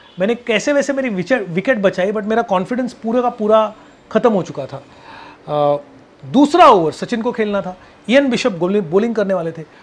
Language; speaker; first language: Hindi; non-native, local second language; Marathi